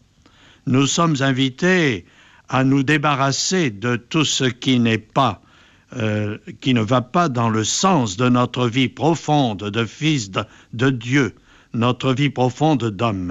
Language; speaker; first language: French; native; French